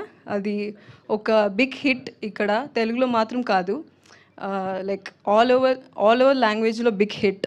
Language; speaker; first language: Telugu; non-native, local second language; Tamil